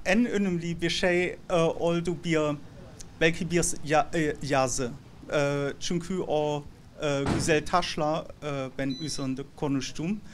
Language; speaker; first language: Turkish; non-native, learner; German